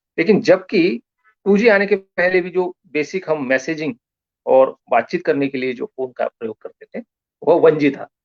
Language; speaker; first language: Hindi; non-native, local second language; Marathi